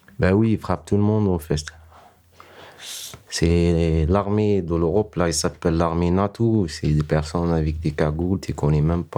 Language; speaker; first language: French; non-native, learner; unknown